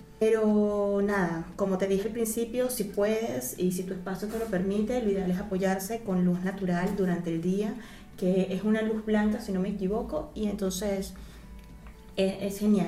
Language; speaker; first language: Spanish; native; Spanish